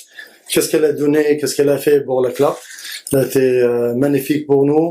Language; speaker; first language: French; non-native, learner; Arabic